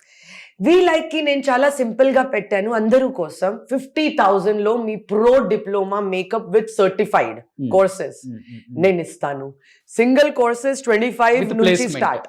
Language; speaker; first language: Telugu; non-native, fluent; Hindi